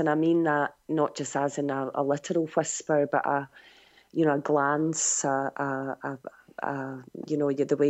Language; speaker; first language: English; native; English